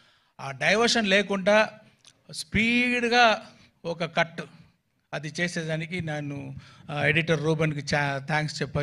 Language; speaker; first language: Telugu; non-native, fluent; Tamil